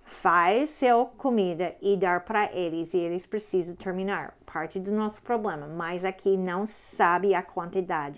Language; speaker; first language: Portuguese; non-native, learner; English